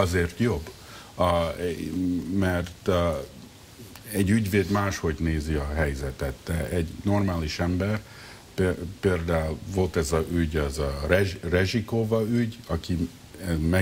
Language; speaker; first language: Hungarian; early bilingual, heritage; Hungarian